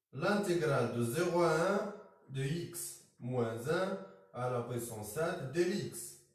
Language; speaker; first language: French; non-native, local second language; Arabic